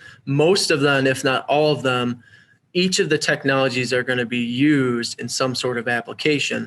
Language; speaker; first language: English; native; English